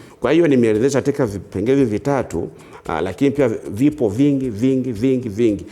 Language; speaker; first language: Swahili; native; Swahili